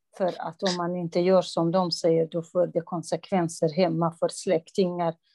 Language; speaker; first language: Swedish; non-native, local second language; Kurdish